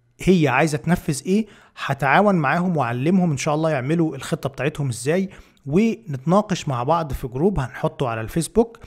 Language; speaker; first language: Arabic; native; Arabic